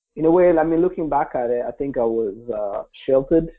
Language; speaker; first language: English; non-native, local second language; Kinyarwanda